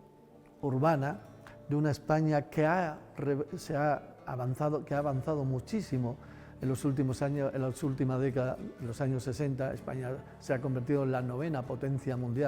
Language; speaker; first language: Spanish; native; Spanish